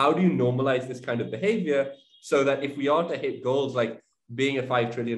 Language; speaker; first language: English; native; English